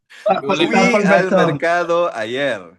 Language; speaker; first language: Spanish; non-native, fluent; Filipino